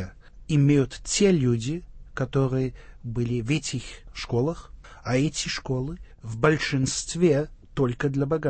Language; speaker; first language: Russian; non-native, fluent; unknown